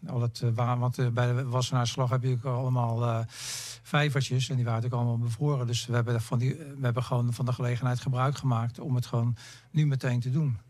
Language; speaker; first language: Dutch; native; Dutch